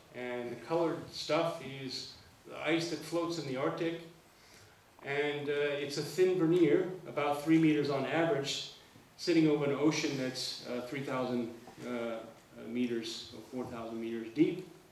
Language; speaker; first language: English; native; English